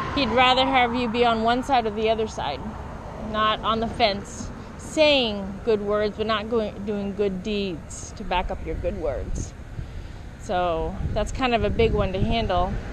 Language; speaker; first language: English; native; English